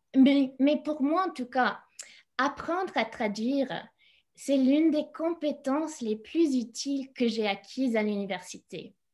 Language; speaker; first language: French; non-native, fluent; English